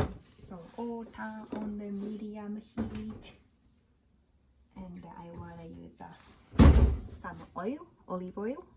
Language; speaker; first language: English; non-native, learner; Japanese